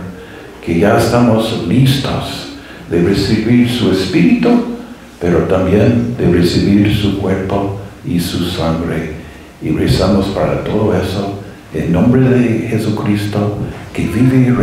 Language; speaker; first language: Spanish; non-native, fluent; English